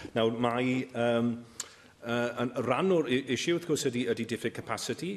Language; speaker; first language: Welsh; native; Welsh